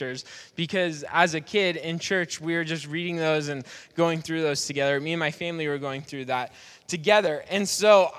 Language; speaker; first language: English; native; English